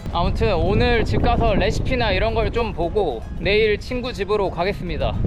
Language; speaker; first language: Korean; native; Korean